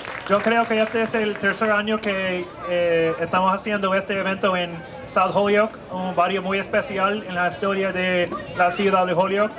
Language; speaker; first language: Spanish; non-native, fluent; English